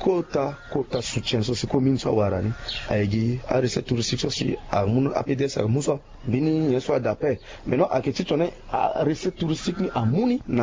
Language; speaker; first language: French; non-native, local second language; Sango